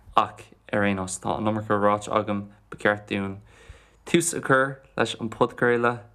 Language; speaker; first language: Irish; non-native, local second language; English